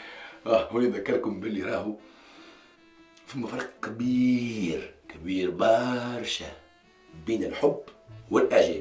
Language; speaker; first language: Arabic; native; Arabic